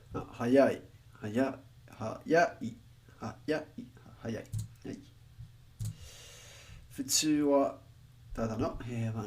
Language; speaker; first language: Japanese; non-native, learner; Spanish